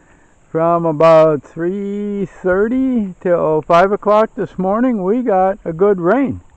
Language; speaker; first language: English; native; English